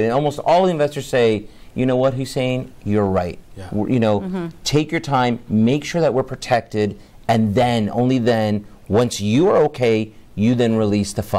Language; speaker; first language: English; native; English